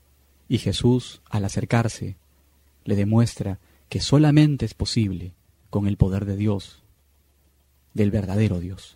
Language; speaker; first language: Spanish; native; Spanish